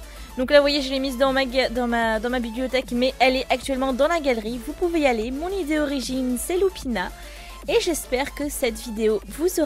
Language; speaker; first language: French; native; French